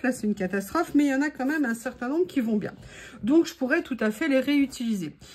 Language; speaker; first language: French; native; French